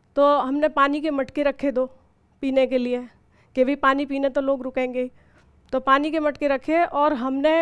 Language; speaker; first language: Hindi; native; Hindi